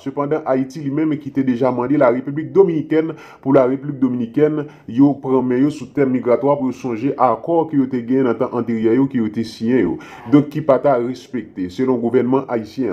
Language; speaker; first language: Haitian Creole; native; Haitian Creole